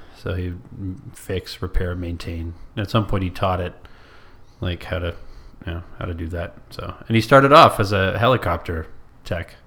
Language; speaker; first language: English; non-native, local second language; French